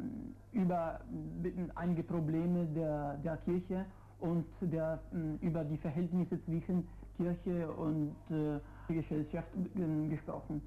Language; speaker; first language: German; non-native, fluent; Italian